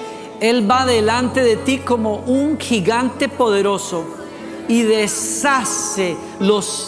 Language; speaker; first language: Spanish; native; Spanish